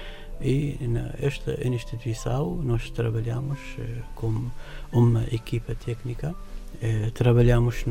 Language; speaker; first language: Portuguese; non-native, learner; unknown